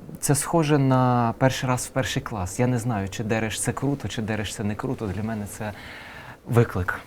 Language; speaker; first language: Ukrainian; native; Ukrainian